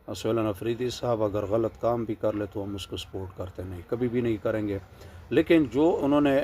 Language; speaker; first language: Urdu; non-native, local second language; Pashto